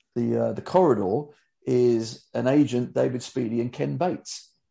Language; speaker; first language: English; native; English